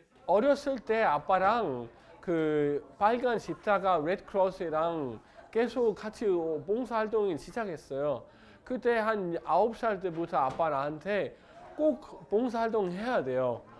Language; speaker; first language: Korean; non-native, learner; Danish